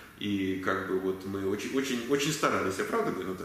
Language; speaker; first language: Russian; native; Russian